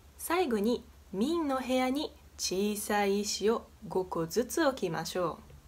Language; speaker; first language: Japanese; non-native, fluent; Portuguese